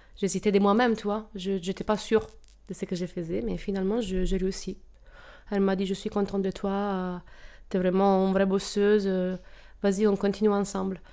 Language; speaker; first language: French; non-native, fluent; Italian